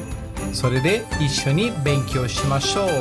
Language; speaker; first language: Japanese; non-native, learner; Portuguese